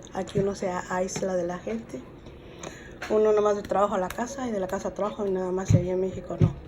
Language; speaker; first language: Spanish; native; Spanish